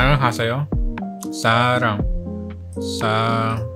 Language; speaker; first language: Korean; non-native, learner; English